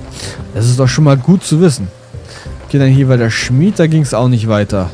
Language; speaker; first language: German; native; German